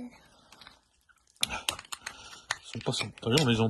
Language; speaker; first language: French; native; French